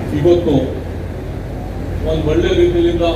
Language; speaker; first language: Kannada; non-native, local second language; Urdu